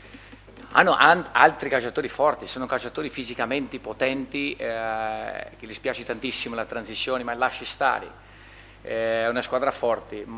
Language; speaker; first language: Italian; non-native, fluent; Portuguese